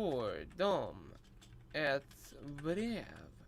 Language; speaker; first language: Swedish; non-native, learner; Russian